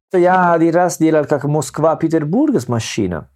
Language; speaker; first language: Russian; non-native, learner; Italian